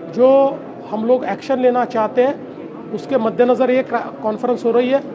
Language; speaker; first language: Hindi; non-native, local second language; Marathi